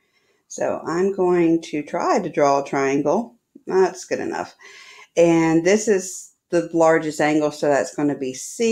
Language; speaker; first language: English; native; English